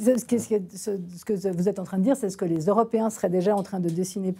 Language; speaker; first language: French; native; French